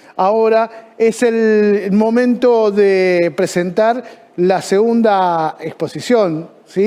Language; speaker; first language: Spanish; native; Spanish